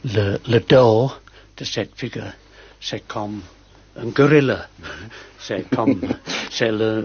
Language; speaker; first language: French; non-native, learner; English